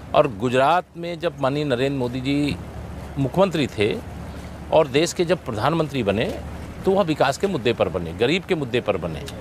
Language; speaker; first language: Hindi; native; Hindi